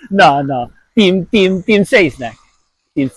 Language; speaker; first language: Welsh; non-native, learner; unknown